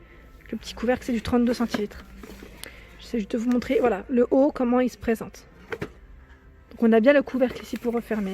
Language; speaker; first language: French; native; French